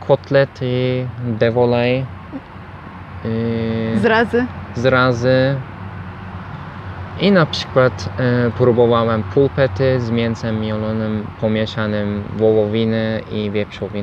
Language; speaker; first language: Polish; non-native, fluent; Turkish